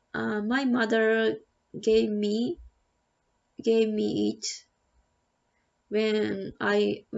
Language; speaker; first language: English; non-native, learner; Japanese